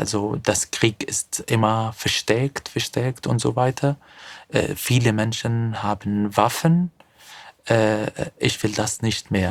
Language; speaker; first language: German; non-native, fluent; Arabic